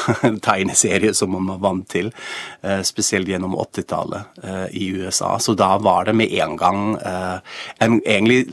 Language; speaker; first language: Norwegian; non-native, fluent; German